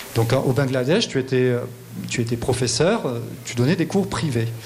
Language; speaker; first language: French; native; French